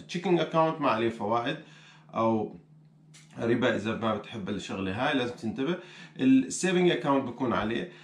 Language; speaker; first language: Arabic; native; Arabic